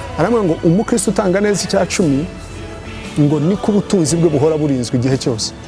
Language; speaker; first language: Kinyarwanda; early bilingual, heritage; Kinyarwanda